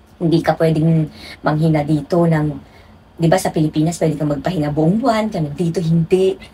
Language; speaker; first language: Filipino; native; Filipino